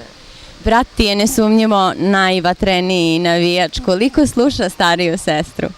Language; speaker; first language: Bosnian; native; Bosnian